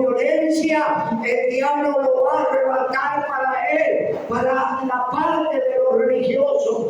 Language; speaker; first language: Spanish; native; Spanish